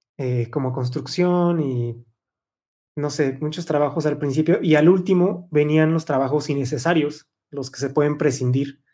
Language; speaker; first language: Spanish; native; Spanish